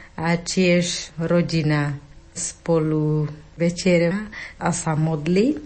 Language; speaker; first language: Slovak; non-native, learner; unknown